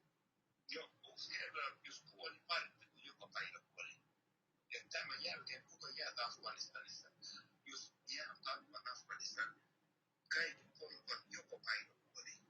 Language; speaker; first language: Finnish; non-native, learner; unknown